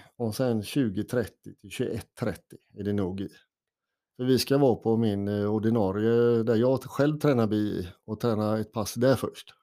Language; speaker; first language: Swedish; native; Swedish